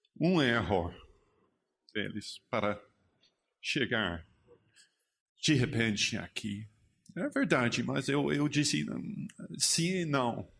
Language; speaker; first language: Portuguese; non-native, learner; English